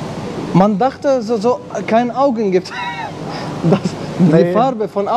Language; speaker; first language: German; non-native, learner; Arabic